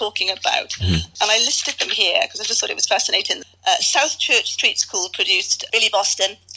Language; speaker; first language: English; native; English